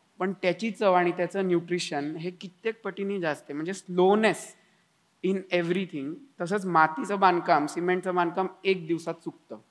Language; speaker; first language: Marathi; native; Marathi